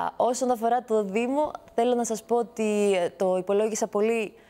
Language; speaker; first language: Greek; native; Greek